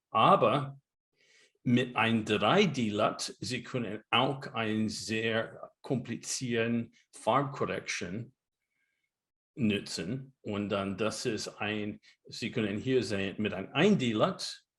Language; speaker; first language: German; non-native, learner; English